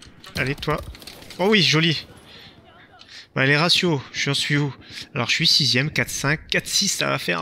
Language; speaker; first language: French; native; French